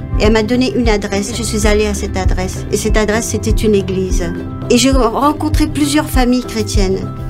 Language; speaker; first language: French; non-native, local second language; Morisyen